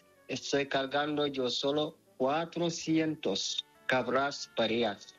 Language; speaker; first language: Spanish; non-native, learner; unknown